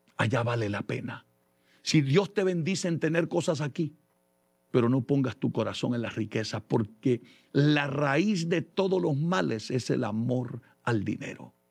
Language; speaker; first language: Spanish; early bilingual, heritage; Spanish